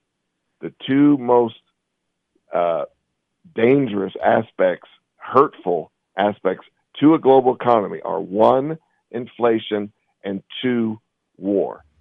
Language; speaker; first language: English; native; English